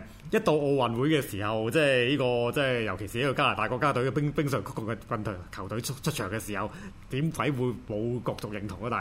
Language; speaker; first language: Cantonese; native; Cantonese